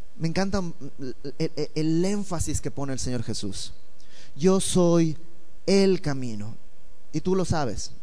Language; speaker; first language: Spanish; native; Spanish